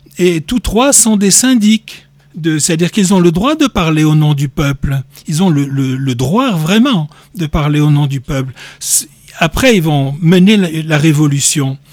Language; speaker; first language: French; native; French